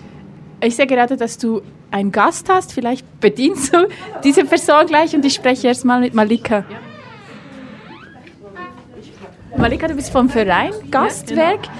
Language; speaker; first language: German; native; German